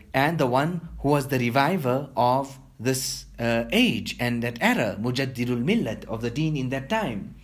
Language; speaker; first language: English; native; English